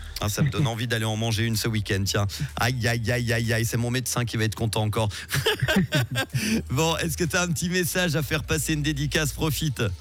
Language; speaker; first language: French; native; French